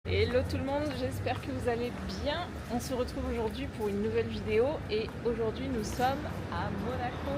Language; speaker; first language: French; native; French